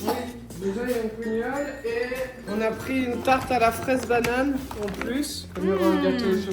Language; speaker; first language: French; native; French